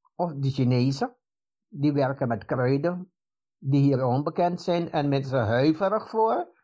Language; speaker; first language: Dutch; native; Dutch